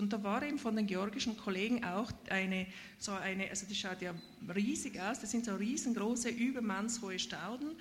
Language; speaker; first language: German; native; German